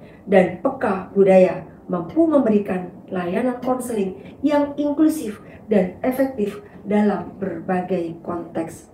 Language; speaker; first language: Indonesian; native; Indonesian